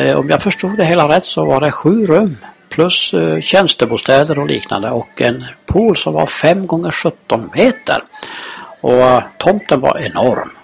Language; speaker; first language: Swedish; native; Swedish